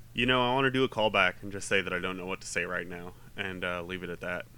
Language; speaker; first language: English; native; English